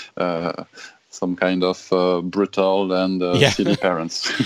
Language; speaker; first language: English; non-native, fluent; French